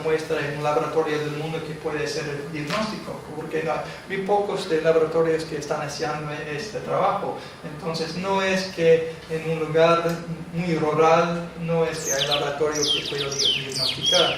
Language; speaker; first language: Spanish; non-native, fluent; English